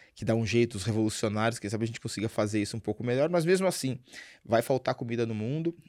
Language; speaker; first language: Portuguese; native; Portuguese